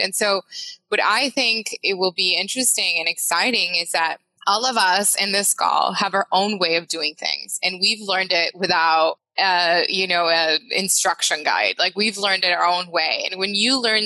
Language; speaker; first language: English; non-native, fluent; Spanish